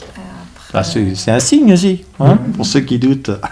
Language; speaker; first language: French; native; French